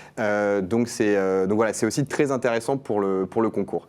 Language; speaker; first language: French; native; French